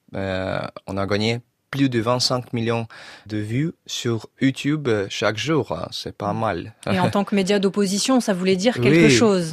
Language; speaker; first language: French; non-native, learner; Russian